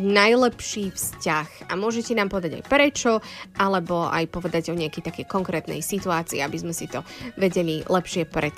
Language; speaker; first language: Slovak; native; Slovak